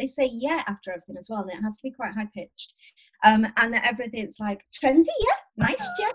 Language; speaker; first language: English; native; English